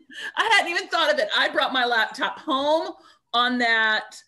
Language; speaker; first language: English; native; English